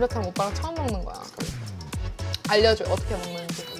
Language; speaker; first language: Korean; native; Korean